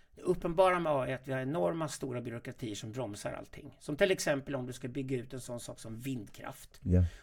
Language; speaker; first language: Swedish; native; Swedish